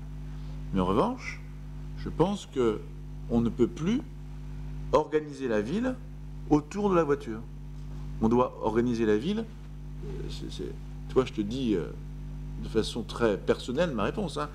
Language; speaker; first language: French; native; French